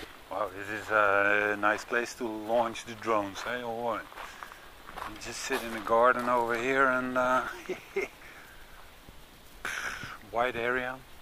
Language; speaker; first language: English; non-native, fluent; Dutch